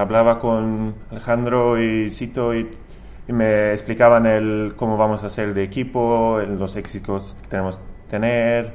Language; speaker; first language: Spanish; non-native, fluent; Swedish